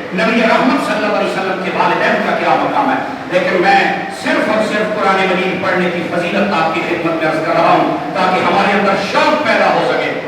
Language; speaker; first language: Urdu; non-native, local second language; Punjabi